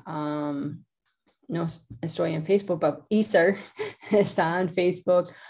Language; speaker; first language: Spanish; non-native, learner; English